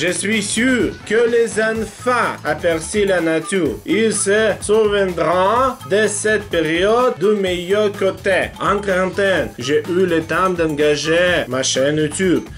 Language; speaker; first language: French; non-native, learner; Russian